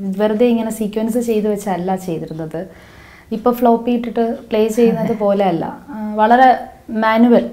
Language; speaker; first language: Malayalam; non-native, local second language; Hindi